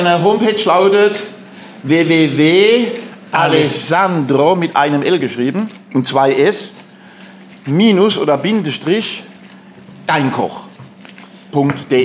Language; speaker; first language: German; native; German